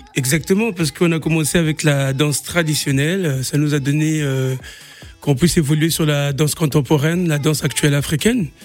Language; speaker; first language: French; non-native, local second language; Lingala